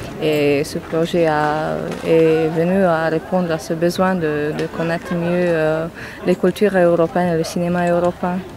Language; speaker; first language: French; non-native, fluent; Romanian